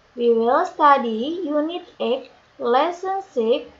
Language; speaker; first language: English; non-native, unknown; Indonesian